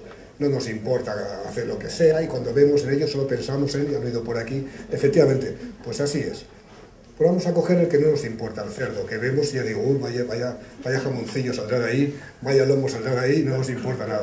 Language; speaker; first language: Spanish; native; Spanish